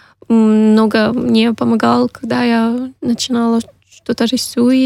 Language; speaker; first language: Russian; non-native, learner; Arabic